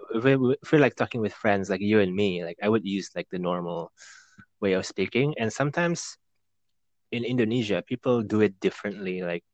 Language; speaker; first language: English; non-native, fluent; Indonesian